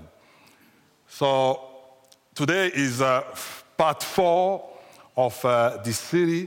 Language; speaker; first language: English; non-native, fluent; French